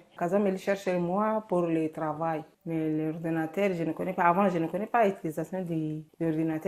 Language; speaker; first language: French; non-native, learner; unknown